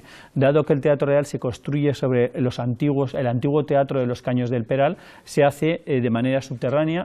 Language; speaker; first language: Spanish; native; Spanish